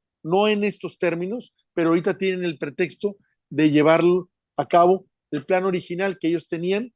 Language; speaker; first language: Spanish; native; Spanish